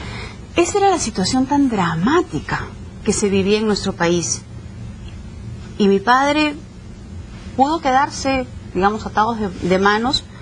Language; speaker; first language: Spanish; native; Spanish